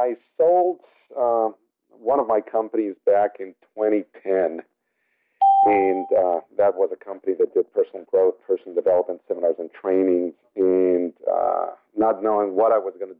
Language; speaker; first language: English; non-native, fluent; Spanish